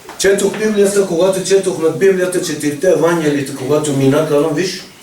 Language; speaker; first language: Bulgarian; non-native, fluent; Persian